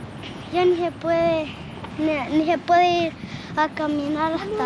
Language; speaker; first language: Spanish; early bilingual, other home language; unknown